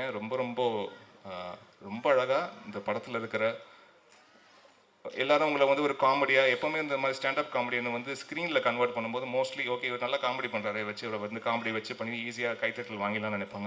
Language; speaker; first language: Tamil; native; Tamil